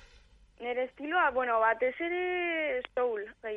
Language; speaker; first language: Basque; non-native, local second language; Spanish